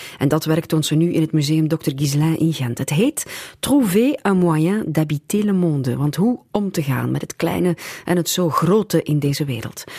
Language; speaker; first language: Dutch; native; Dutch